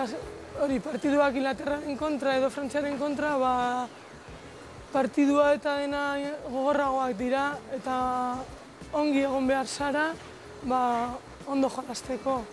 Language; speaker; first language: Basque; non-native, local second language; Spanish